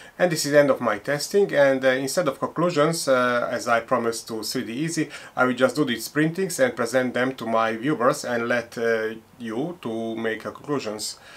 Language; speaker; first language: English; non-native, fluent; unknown